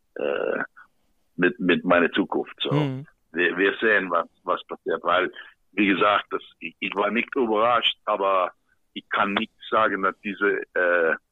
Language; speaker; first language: German; non-native, fluent; English